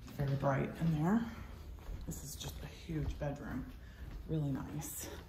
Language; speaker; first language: English; native; English